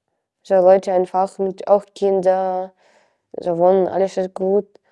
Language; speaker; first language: German; non-native, learner; Ukrainian